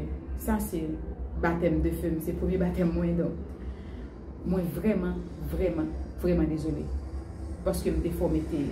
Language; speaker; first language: French; non-native, learner; Haitian Creole